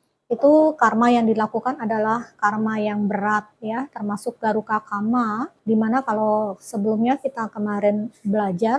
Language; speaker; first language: Indonesian; native; Indonesian